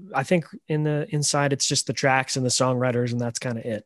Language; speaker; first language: English; native; English